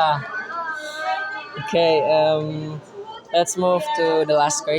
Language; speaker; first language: English; non-native, learner; Indonesian